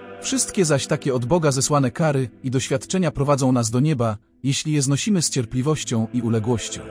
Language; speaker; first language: Polish; native; Polish